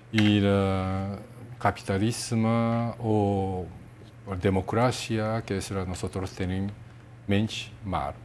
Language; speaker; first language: Catalan; non-native, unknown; Japanese